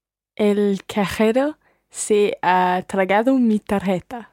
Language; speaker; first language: Spanish; non-native, learner; English